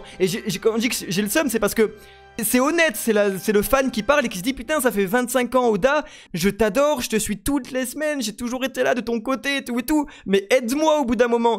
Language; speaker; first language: French; native; French